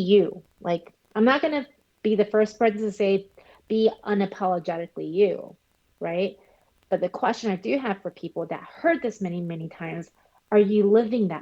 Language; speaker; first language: English; early bilingual, other home language; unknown